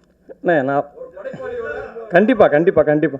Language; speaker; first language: Tamil; native; Tamil